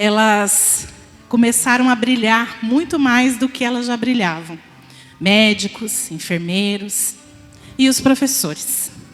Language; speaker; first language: Portuguese; native; Portuguese